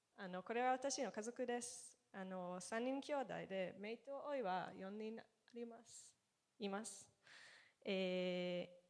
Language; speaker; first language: Japanese; non-native, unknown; Hebrew